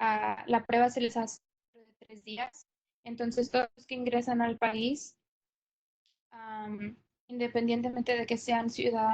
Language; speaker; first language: Spanish; non-native, fluent; English